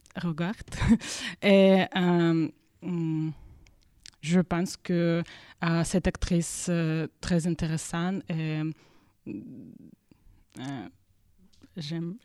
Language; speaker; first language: French; non-native, learner; Russian